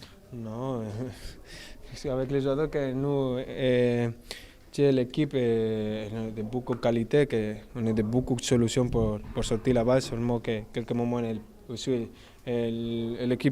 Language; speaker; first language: French; non-native, learner; Spanish